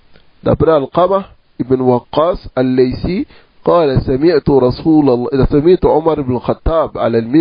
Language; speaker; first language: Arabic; non-native, fluent; French